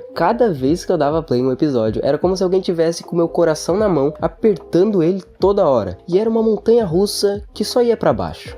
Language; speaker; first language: Portuguese; native; Portuguese